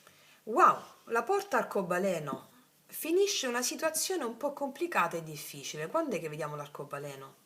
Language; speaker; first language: Italian; native; Italian